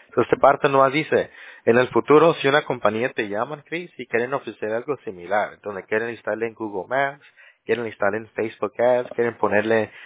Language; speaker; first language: Spanish; native; Spanish